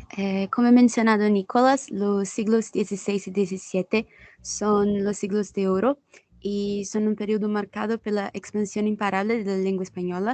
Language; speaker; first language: Spanish; non-native, fluent; Portuguese